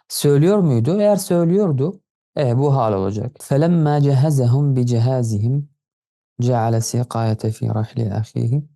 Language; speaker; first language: Turkish; non-native, fluent; Arabic